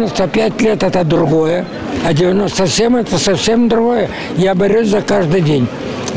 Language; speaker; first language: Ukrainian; non-native, local second language; Russian